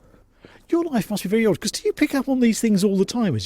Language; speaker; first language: English; native; English